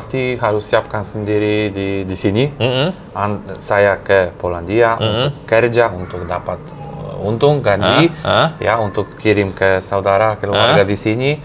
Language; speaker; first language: Indonesian; non-native, fluent; Polish